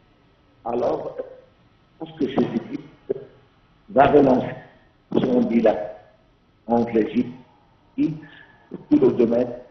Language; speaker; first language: French; non-native, learner; Arabic